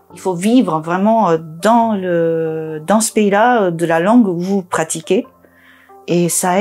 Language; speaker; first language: French; non-native, fluent; Japanese